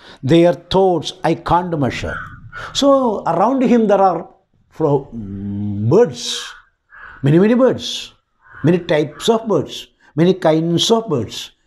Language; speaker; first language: English; non-native, local second language; Malayalam